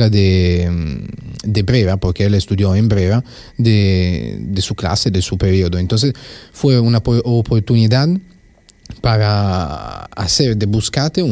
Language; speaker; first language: Spanish; non-native, fluent; Italian